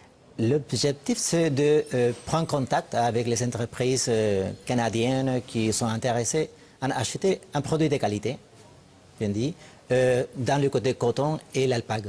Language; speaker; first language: French; non-native, fluent; Spanish